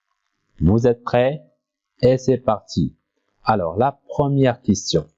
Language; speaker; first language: French; non-native, local second language; Arabic